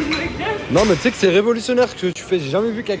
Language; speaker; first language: French; native; French